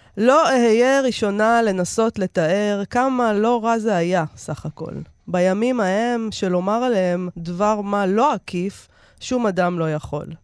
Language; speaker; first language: Hebrew; native; Hebrew